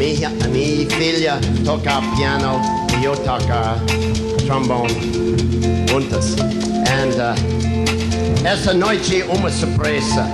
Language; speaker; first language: Spanish; non-native, learner; English